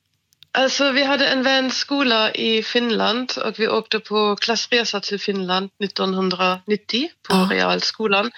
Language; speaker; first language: Swedish; non-native, fluent; German